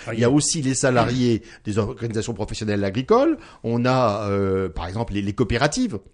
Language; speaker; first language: French; native; French